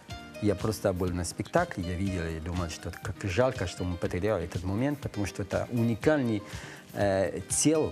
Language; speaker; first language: Russian; non-native, learner; French